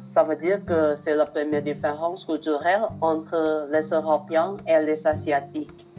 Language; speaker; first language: French; non-native, learner; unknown